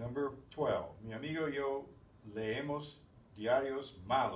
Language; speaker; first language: Spanish; non-native, fluent; English